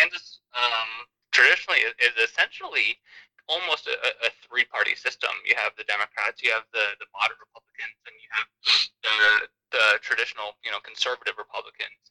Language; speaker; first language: English; native; English